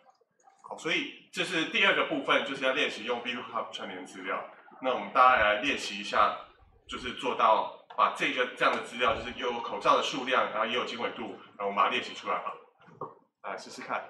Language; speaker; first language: Chinese; native; Chinese